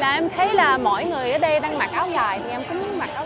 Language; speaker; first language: Vietnamese; early bilingual, heritage; Vietnamese